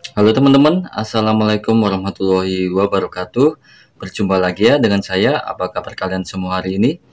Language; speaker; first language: Indonesian; native; Indonesian